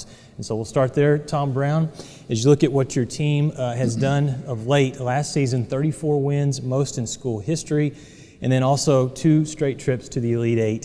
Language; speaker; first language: English; native; English